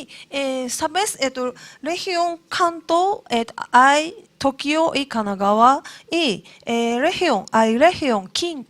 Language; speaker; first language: Spanish; non-native, learner; Japanese